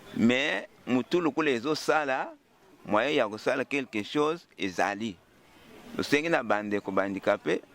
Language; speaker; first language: Lingala; non-native, local second language; Luba-Lulua